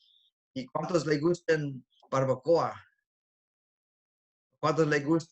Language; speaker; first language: Spanish; non-native, fluent; English